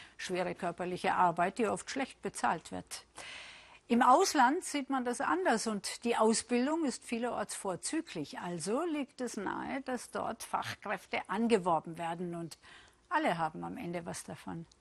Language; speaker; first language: German; native; German